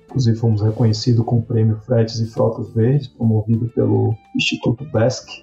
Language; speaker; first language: Portuguese; native; Portuguese